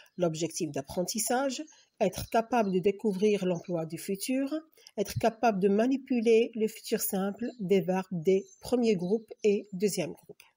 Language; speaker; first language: French; non-native, local second language; Arabic